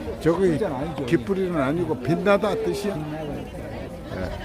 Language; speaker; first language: Korean; native; Korean